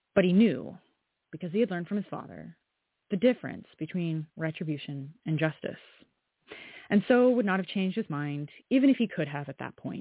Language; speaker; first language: English; native; English